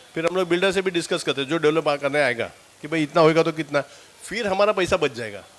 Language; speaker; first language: Hindi; non-native, local second language; Marathi